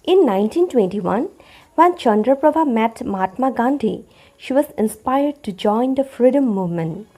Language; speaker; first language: English; non-native, local second language; Assamese